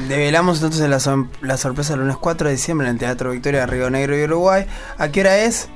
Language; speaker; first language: Spanish; native; Spanish